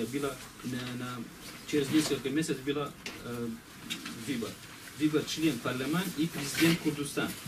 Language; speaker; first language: Russian; non-native, learner; Kurdish